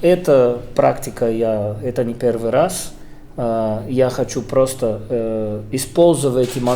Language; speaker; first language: Russian; non-native, fluent; Portuguese